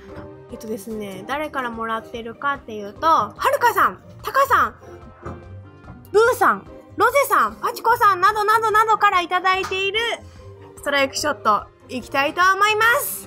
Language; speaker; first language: Japanese; native; Japanese